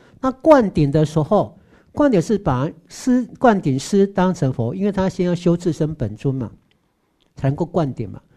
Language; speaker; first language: Chinese; native; Chinese